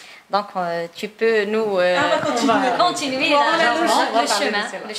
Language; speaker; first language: French; non-native, learner; Chinese